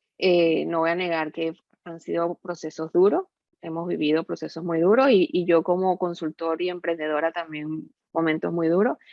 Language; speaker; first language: Spanish; native; Spanish